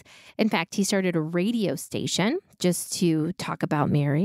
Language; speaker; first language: English; native; English